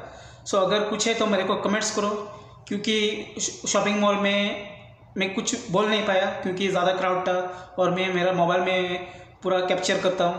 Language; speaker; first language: Hindi; non-native, local second language; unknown